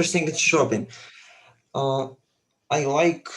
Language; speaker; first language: English; non-native, learner; Russian